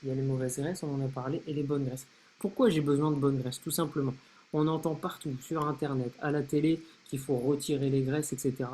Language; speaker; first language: French; native; French